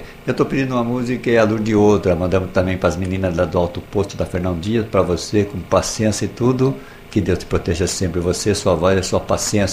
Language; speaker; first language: Portuguese; native; Portuguese